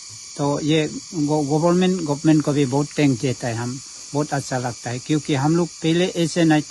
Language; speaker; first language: Hindi; non-native, local second language; Adi